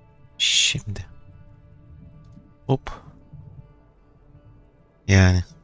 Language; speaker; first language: Turkish; native; Turkish